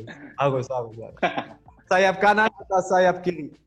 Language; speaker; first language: Indonesian; non-native, learner; Dutch